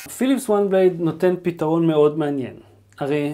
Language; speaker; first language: Hebrew; native; Hebrew